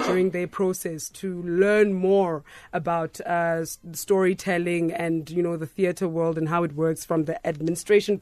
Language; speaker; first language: English; non-native, local second language; Xhosa